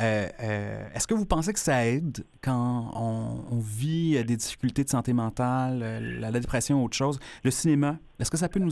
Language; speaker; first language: French; native; French